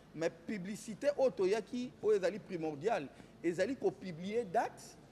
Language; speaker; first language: French; non-native, local second language; Lingala